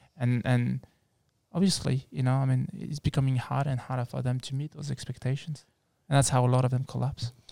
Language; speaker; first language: English; non-native, fluent; French